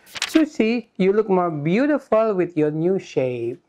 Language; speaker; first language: English; non-native, fluent; Indonesian